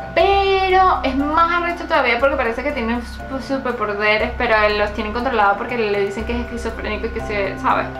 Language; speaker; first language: Spanish; native; Spanish